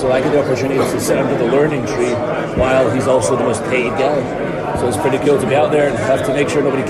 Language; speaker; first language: English; native; English